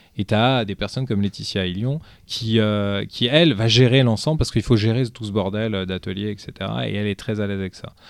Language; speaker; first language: French; early bilingual, other home language; Portuguese